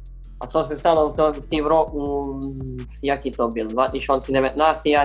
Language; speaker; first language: Polish; non-native, learner; Serbian